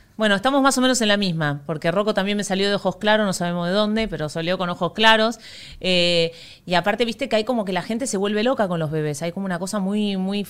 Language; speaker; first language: Spanish; native; Spanish